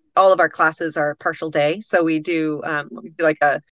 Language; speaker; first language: English; native; English